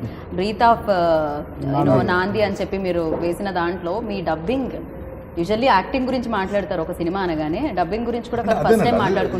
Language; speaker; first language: Telugu; native; Telugu